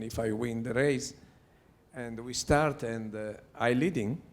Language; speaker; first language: English; non-native, learner; Italian